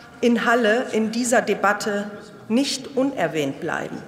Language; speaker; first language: German; early bilingual, other home language; Turkish